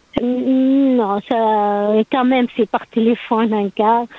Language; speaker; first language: French; non-native, learner; Arabic